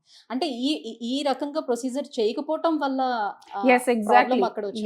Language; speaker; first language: Telugu; native; Telugu